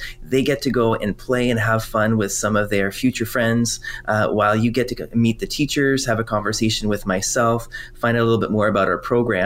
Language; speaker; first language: English; non-native, fluent; French